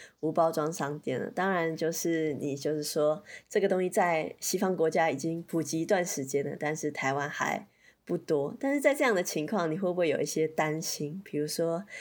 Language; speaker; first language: Chinese; native; Chinese